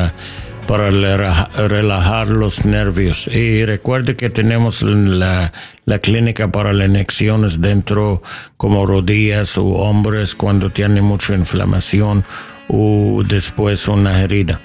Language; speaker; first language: Spanish; non-native, learner; English